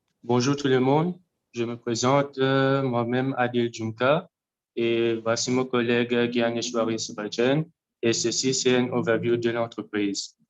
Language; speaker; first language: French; non-native, local second language; Morisyen